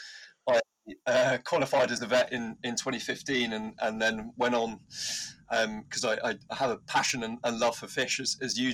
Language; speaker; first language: English; native; English